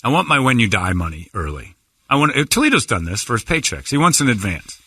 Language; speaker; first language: English; native; English